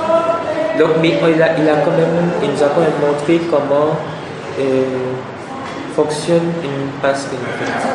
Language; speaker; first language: French; native; French